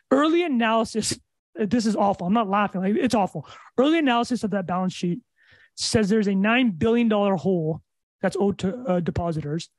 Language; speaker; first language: English; native; English